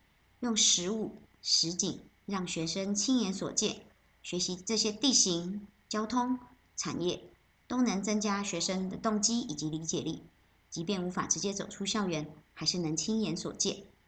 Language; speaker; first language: Chinese; native; Chinese